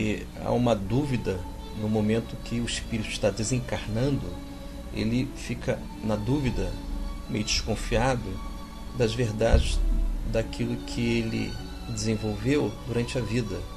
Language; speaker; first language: Portuguese; native; Portuguese